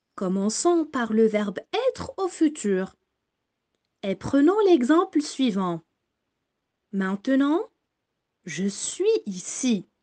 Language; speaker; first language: French; non-native, local second language; Arabic